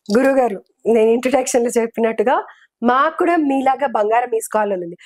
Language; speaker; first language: Telugu; native; Telugu